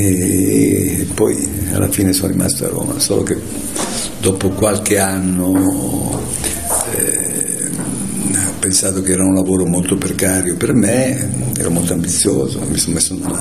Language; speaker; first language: Italian; native; Italian